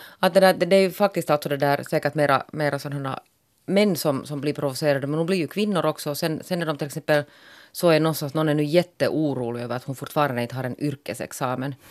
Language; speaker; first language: Swedish; native; Swedish